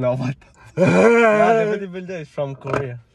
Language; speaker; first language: English; non-native, learner; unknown